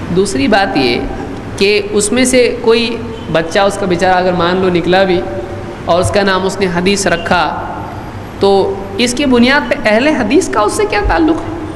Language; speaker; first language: Urdu; native; Urdu